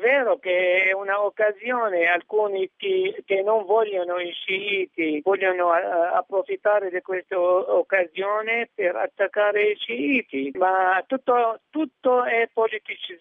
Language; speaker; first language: Italian; non-native, fluent; Arabic